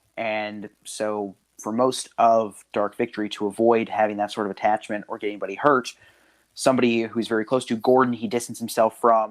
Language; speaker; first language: English; native; English